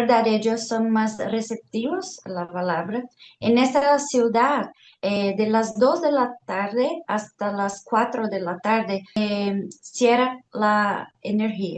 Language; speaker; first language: Spanish; non-native, fluent; Portuguese